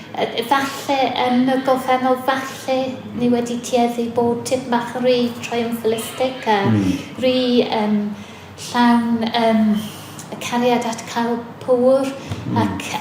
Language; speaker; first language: Welsh; non-native, fluent; English